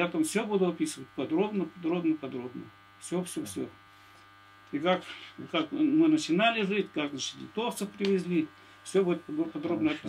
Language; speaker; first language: Russian; native; Russian